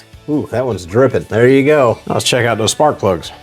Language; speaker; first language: English; native; English